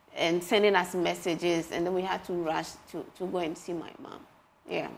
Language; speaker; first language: English; non-native, local second language; Ga